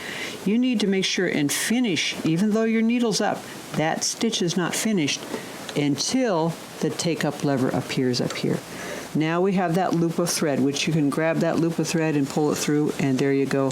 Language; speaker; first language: English; native; English